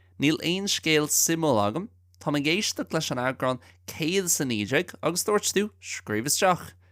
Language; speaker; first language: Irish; non-native, local second language; English